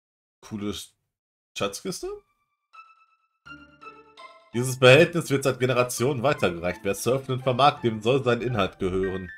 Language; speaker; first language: German; native; German